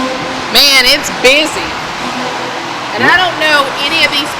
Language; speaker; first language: English; native; English